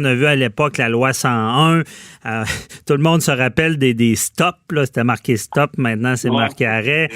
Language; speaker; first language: French; native; French